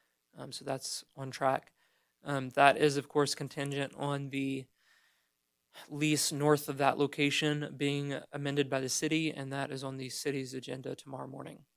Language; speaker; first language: English; native; English